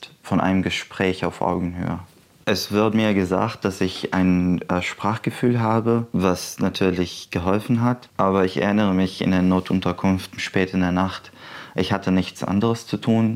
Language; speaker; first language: German; non-native, fluent; Arabic